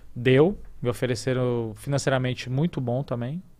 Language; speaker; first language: Portuguese; native; Portuguese